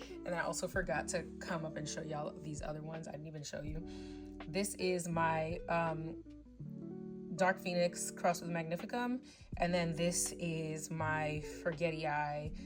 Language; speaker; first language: English; native; English